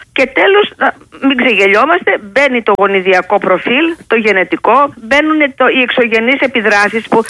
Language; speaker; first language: Greek; native; Greek